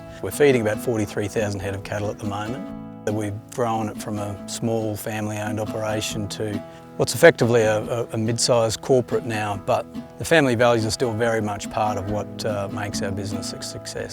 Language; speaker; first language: English; native; English